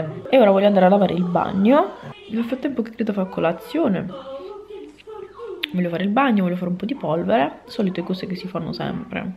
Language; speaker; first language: Italian; native; Italian